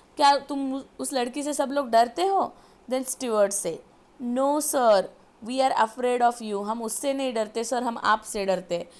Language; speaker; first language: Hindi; non-native, local second language; Marathi